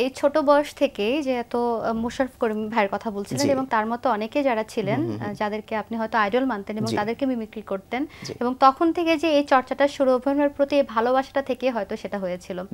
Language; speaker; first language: Bangla; native; Bangla